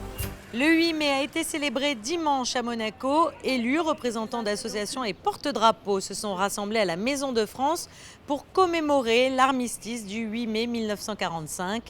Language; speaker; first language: French; native; French